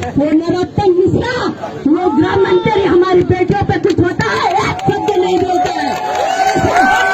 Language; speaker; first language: Hindi; native; Hindi